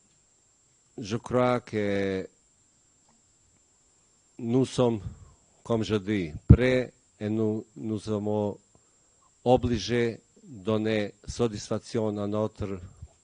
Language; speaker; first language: French; non-native, learner; Bosnian